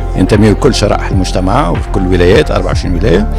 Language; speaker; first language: Arabic; native; Arabic